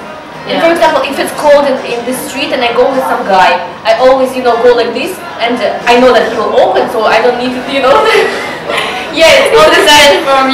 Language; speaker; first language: English; non-native, learner; Russian